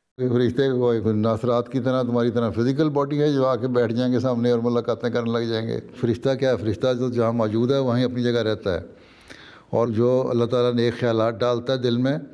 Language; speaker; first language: Urdu; native; Urdu